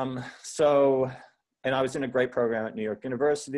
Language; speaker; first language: English; native; English